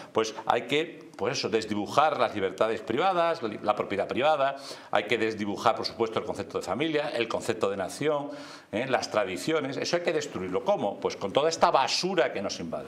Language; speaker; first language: Spanish; native; Spanish